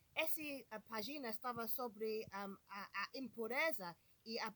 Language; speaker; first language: Portuguese; non-native, learner; English